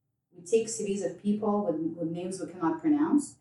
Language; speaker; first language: English; non-native, fluent; Ukrainian